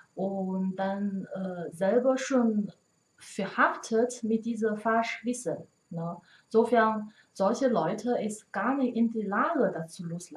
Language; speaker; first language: German; non-native, learner; Chinese